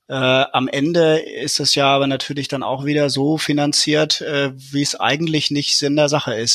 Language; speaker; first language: German; native; German